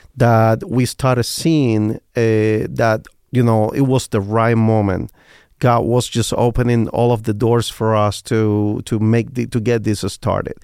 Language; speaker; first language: English; non-native, fluent; Spanish